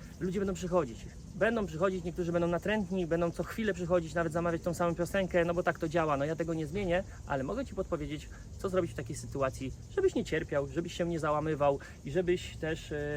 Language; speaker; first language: Polish; native; Polish